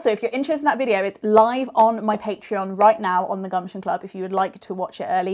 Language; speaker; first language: English; native; English